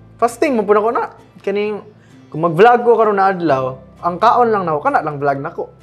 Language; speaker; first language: Cebuano; native; Cebuano